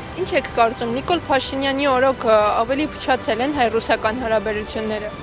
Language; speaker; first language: Armenian; native; Armenian